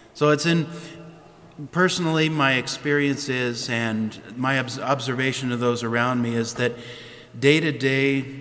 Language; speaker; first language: English; native; English